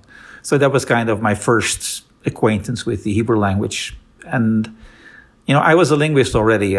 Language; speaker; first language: English; non-native, fluent; Dutch